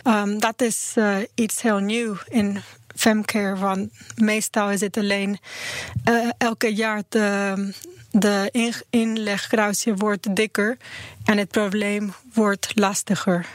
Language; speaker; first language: Dutch; non-native, learner; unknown